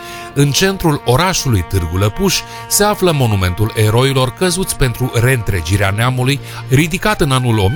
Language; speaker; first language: Romanian; native; Romanian